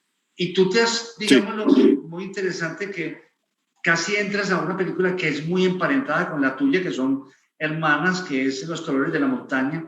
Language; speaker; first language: Spanish; native; Spanish